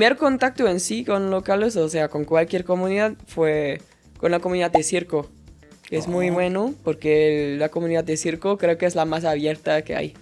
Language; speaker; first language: Spanish; non-native, fluent; German